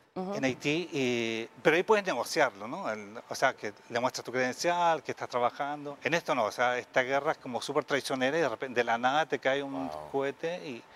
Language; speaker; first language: Spanish; native; Spanish